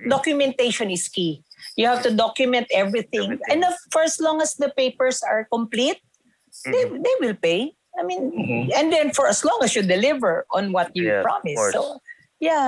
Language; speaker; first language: English; non-native, local second language; Filipino